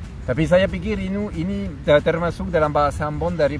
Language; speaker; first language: Indonesian; non-native, fluent; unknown